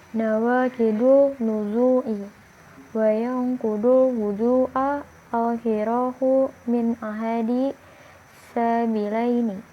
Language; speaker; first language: Arabic; non-native, learner; Indonesian